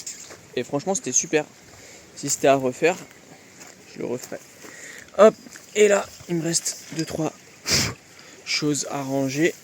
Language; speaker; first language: French; native; French